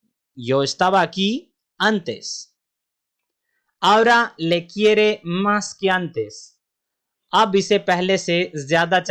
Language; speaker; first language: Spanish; non-native, fluent; Urdu